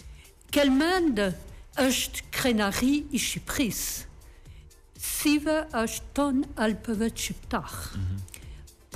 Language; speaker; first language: Albanian; non-native, learner; French